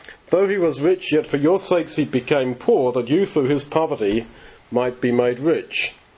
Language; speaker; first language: English; native; English